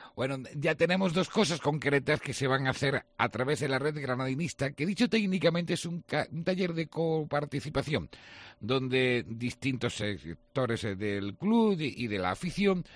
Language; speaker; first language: Spanish; native; Spanish